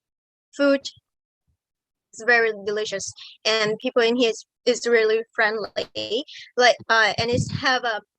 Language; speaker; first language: English; non-native, learner; Vietnamese